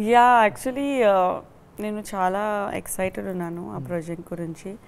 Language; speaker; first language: Telugu; non-native, fluent; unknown